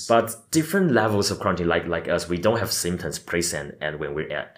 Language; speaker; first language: English; non-native, fluent; Chinese